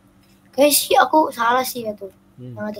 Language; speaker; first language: Indonesian; native; Indonesian